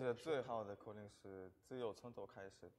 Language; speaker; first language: Chinese; non-native, fluent; Russian